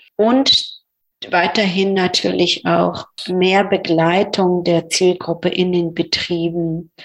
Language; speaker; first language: German; non-native, fluent; Persian